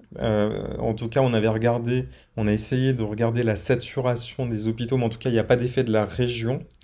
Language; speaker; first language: French; native; French